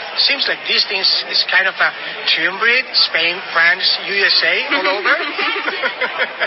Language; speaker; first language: English; non-native, fluent; Spanish